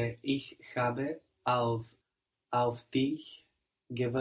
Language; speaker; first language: German; non-native, learner; English